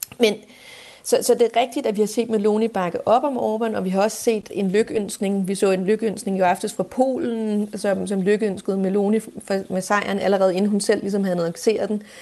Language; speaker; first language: Danish; native; Danish